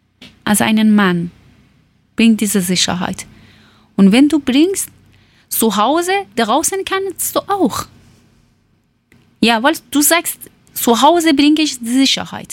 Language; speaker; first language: German; non-native, learner; Persian